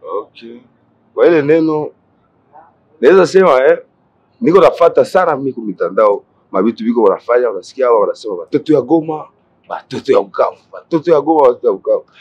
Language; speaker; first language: Swahili; native; Swahili